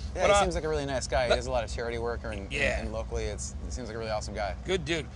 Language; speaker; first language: English; native; English